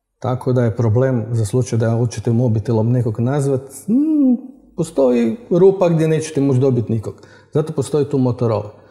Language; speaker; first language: Croatian; native; Croatian